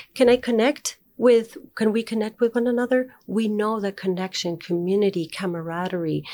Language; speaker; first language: English; non-native, fluent; Spanish